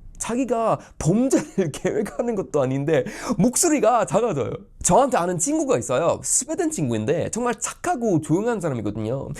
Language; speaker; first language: Korean; non-native, fluent; Swedish